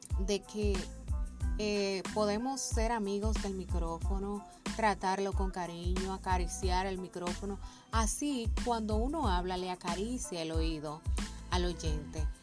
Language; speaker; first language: Spanish; native; Spanish